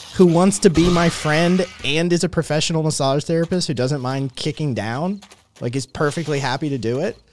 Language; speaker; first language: English; native; English